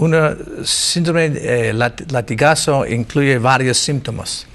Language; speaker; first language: Spanish; non-native, learner; English